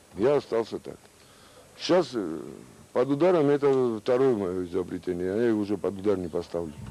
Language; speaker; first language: Russian; non-native, local second language; Georgian